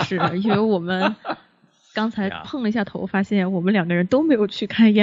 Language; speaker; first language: Chinese; native; Chinese